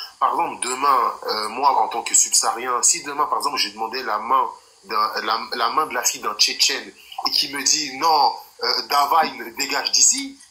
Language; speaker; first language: French; early bilingual, other home language; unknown